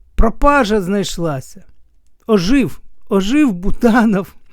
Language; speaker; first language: Ukrainian; native; Ukrainian